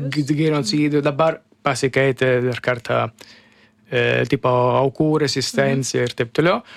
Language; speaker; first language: Lithuanian; non-native, learner; Italian